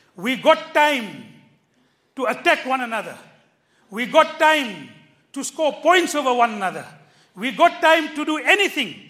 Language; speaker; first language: English; early bilingual, other home language; Urdu